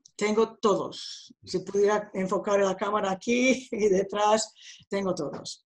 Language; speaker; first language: Spanish; non-native, fluent; English